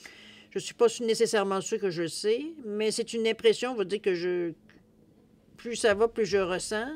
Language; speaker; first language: French; native; French